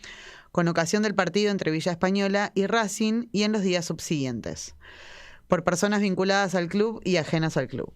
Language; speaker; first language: Spanish; native; Spanish